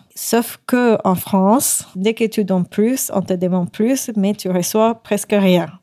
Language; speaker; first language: French; non-native, fluent; Spanish